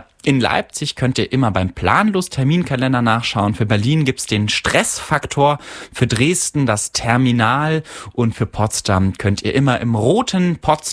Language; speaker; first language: German; native; German